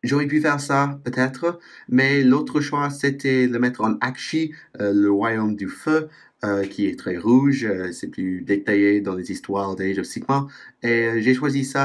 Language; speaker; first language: French; non-native, fluent; English